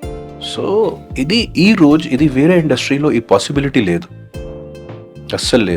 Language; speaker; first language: Telugu; non-native, fluent; Hindi